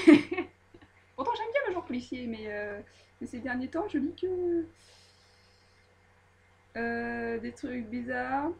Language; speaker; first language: French; native; French